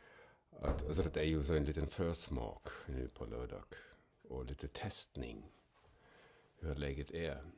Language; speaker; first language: Swedish; non-native, fluent; German